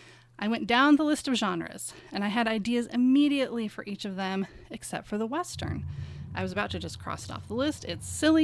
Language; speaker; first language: English; native; English